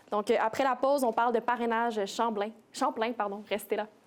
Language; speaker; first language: French; native; French